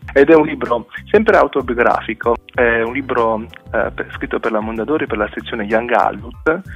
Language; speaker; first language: Italian; early bilingual, other home language; Chinese